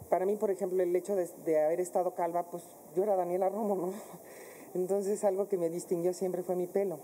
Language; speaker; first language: Spanish; native; Spanish